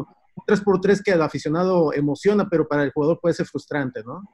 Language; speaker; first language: Spanish; native; Spanish